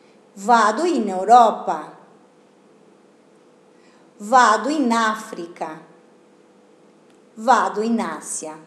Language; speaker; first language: Italian; non-native, fluent; Portuguese